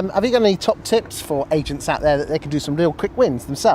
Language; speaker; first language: English; native; English